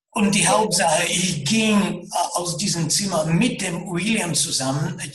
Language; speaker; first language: German; non-native, fluent; Russian